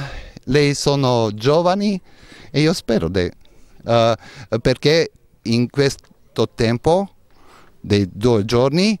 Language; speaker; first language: Italian; non-native, learner; Hungarian